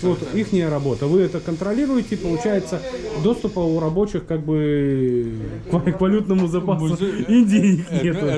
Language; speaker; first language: Russian; native; Russian